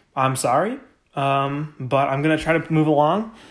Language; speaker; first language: English; native; English